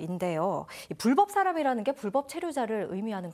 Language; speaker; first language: Korean; native; Korean